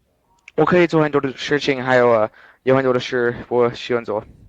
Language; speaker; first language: Chinese; non-native, learner; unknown